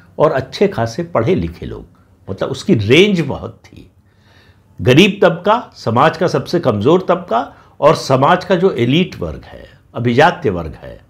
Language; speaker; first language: Hindi; native; Hindi